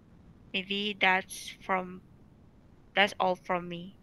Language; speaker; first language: English; non-native, learner; Indonesian